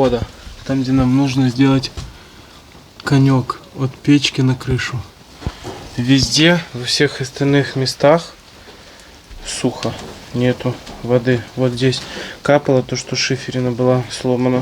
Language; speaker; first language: Russian; native; Russian